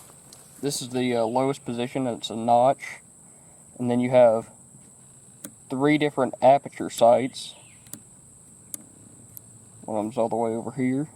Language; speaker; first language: English; native; English